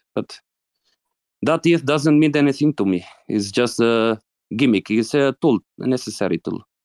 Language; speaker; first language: English; non-native, fluent; Arabic